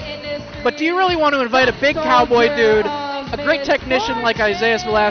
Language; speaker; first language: English; native; English